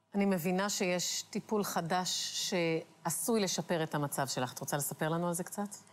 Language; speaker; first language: Hebrew; native; Hebrew